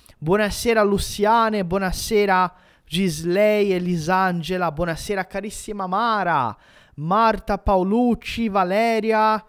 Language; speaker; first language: Italian; non-native, fluent; Portuguese